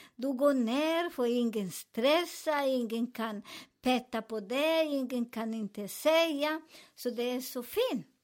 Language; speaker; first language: Swedish; non-native, fluent; Spanish